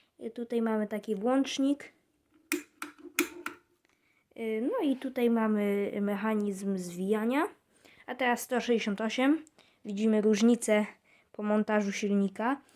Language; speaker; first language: Polish; native; Polish